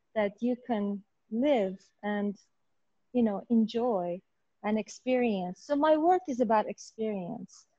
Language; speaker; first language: English; native; English